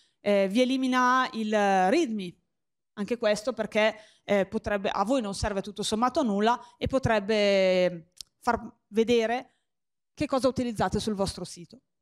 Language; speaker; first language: Italian; native; Italian